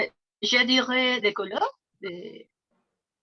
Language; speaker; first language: French; non-native, learner; Spanish